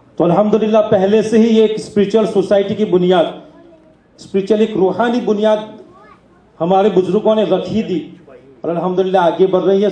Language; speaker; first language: Urdu; native; Urdu